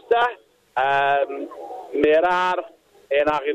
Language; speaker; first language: Spanish; non-native, learner; English